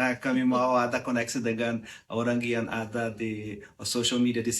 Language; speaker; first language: Indonesian; non-native, learner; Portuguese